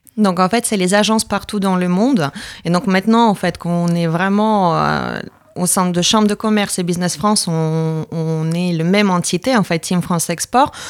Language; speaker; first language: French; non-native, fluent; Latvian